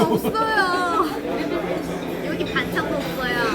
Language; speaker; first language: Korean; non-native, learner; Turkish